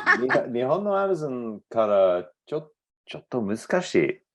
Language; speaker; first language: Japanese; non-native, learner; English